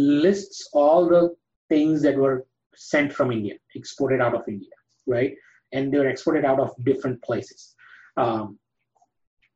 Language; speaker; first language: English; non-native, local second language; Gujarati